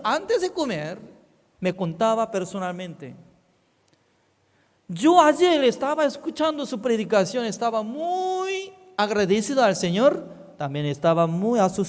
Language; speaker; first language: Spanish; non-native, fluent; Korean